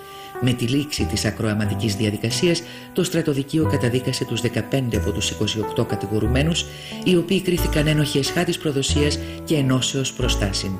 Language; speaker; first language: Greek; native; Greek